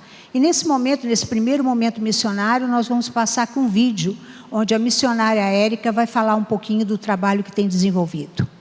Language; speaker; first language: Portuguese; native; Portuguese